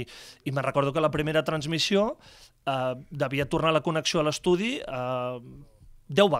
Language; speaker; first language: Catalan; native; Catalan